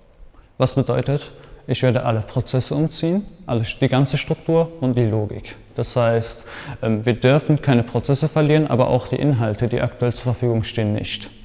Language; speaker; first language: German; native; German